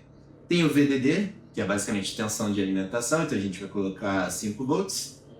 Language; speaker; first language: Portuguese; native; Portuguese